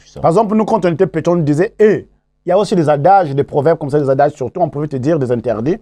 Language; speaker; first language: French; non-native, local second language; Kongo